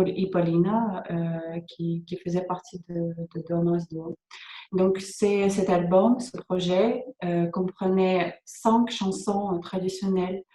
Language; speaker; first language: French; non-native, fluent; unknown